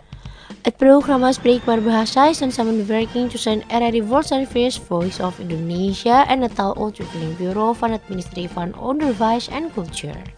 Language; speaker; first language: Dutch; non-native, learner; Indonesian